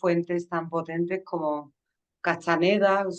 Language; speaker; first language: Spanish; native; Spanish